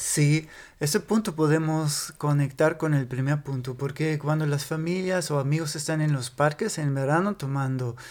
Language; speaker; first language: Spanish; non-native, fluent; German